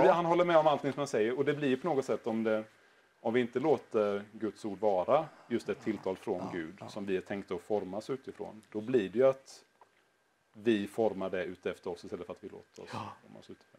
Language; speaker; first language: Swedish; native; Swedish